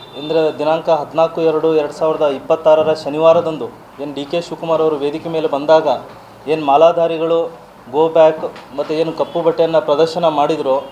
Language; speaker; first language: Kannada; non-native, local second language; Lambadi